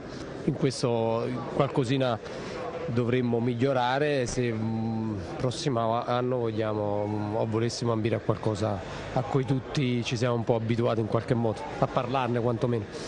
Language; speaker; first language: Italian; native; Italian